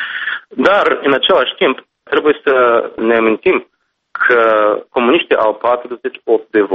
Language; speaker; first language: Romanian; non-native, fluent; English